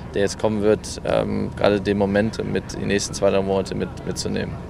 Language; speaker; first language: German; native; German